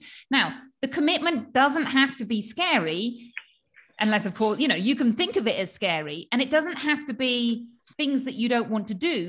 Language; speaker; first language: English; native; English